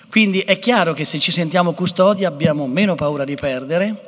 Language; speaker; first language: Italian; native; Italian